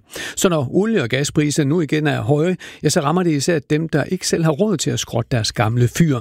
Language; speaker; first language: Danish; native; Danish